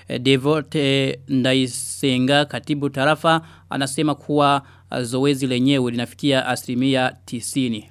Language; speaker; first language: Swahili; non-native, local second language; Rundi